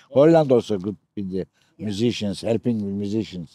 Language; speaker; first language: English; non-native, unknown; Turkish